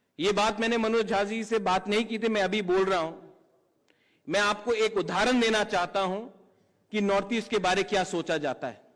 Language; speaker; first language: Hindi; non-native, local second language; Kok Borok